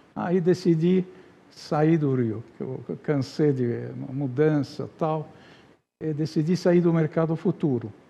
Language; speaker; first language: Portuguese; non-native, fluent; Arabic